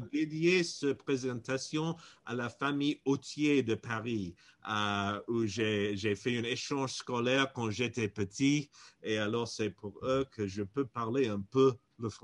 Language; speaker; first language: French; non-native, fluent; English